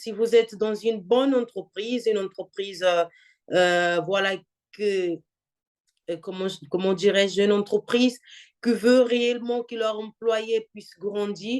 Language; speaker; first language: French; non-native, fluent; Portuguese